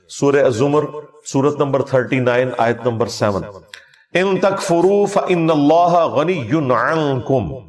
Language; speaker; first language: Urdu; non-native, local second language; Punjabi